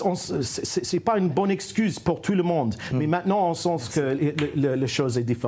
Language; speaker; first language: French; non-native, fluent; English